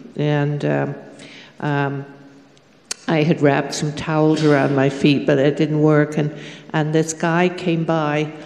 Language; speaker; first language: English; native; English